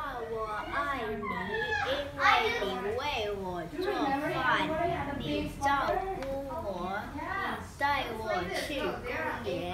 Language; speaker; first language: Chinese; non-native, learner; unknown